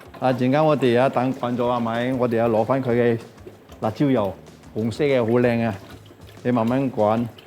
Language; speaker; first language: Cantonese; non-native, local second language; Min Nan Chinese